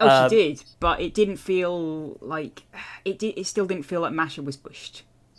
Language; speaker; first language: English; native; English